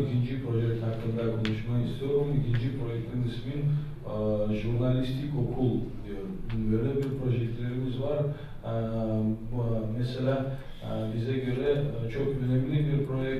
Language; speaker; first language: Turkish; non-native, learner; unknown